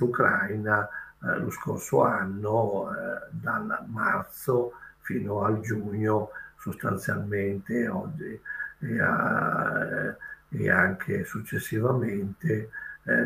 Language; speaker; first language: Italian; native; Italian